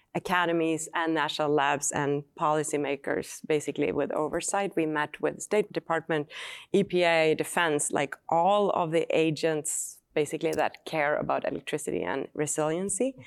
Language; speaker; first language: English; non-native, fluent; Swedish